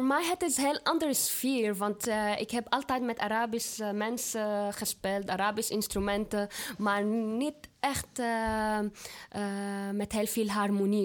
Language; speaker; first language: Dutch; non-native, fluent; Arabic